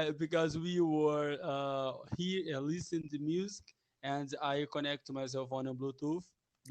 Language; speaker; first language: English; non-native, learner; Portuguese